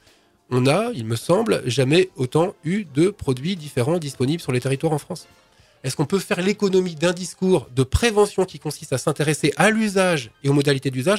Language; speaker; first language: French; native; French